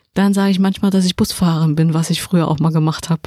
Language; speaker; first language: German; native; German